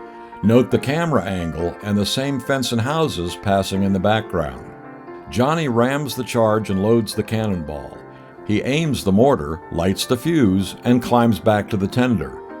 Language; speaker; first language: English; native; English